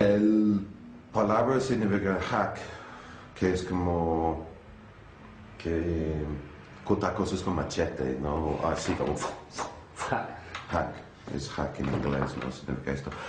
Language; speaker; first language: Spanish; non-native, fluent; English